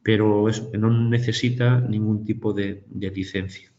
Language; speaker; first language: Spanish; native; Spanish